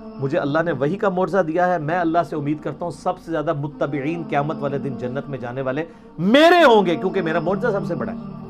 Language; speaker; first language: Urdu; native; Urdu